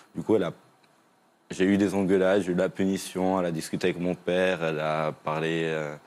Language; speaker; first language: French; native; French